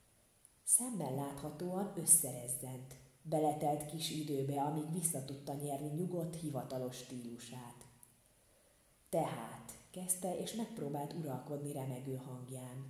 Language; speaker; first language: Hungarian; native; Hungarian